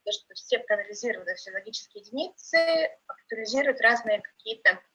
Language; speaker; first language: Russian; native; Russian